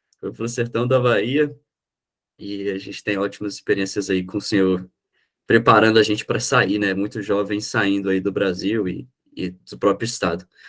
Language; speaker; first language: Portuguese; native; Portuguese